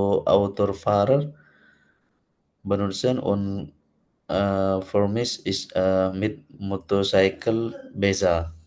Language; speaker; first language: German; non-native, learner; Indonesian